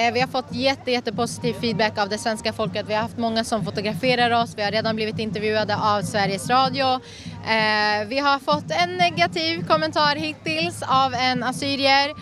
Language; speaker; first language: Swedish; early bilingual, other home language; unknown